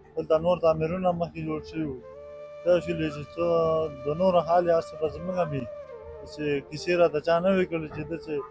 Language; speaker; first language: Pashto; native; Pashto